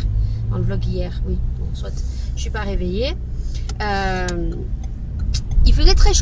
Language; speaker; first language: French; native; French